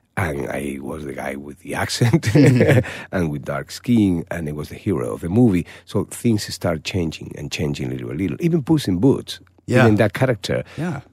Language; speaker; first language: English; non-native, fluent; Spanish